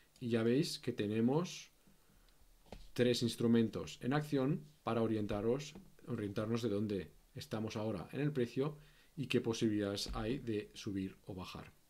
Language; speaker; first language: Spanish; native; Spanish